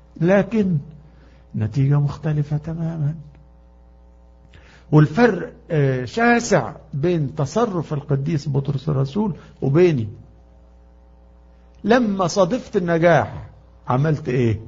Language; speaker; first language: Arabic; native; Arabic